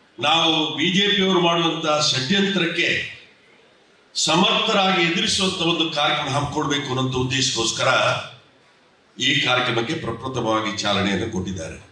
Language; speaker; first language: Kannada; native; Kannada